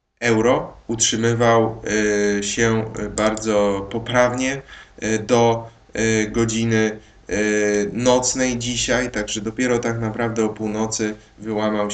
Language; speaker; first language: Polish; native; Polish